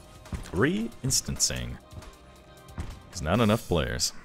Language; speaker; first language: English; native; English